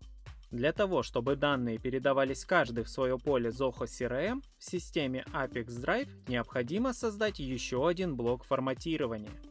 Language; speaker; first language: Russian; native; Russian